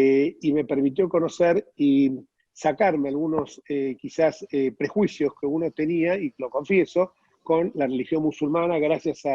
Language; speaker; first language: Spanish; native; Spanish